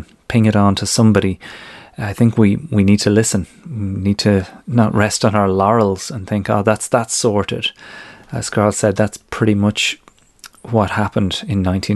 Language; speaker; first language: English; native; English